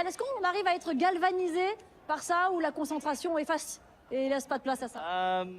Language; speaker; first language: French; native; French